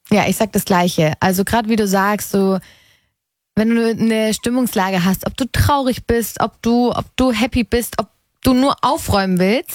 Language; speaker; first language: German; native; German